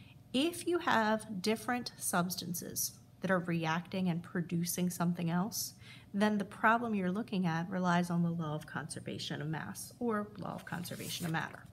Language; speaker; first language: English; native; English